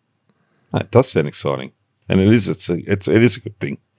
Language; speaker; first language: English; native; English